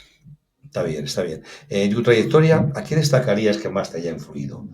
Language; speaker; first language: Spanish; native; Spanish